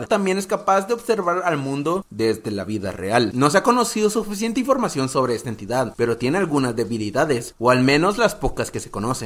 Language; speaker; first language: Spanish; native; Spanish